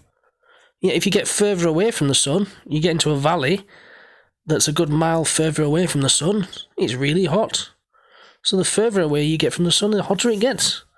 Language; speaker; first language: English; native; English